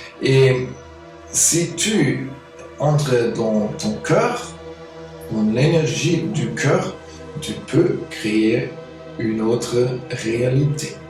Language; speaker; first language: French; non-native, fluent; German